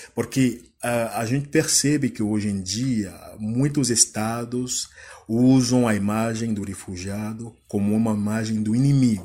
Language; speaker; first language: Portuguese; non-native, fluent; French